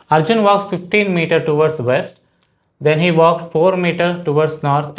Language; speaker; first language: English; non-native, local second language; Kannada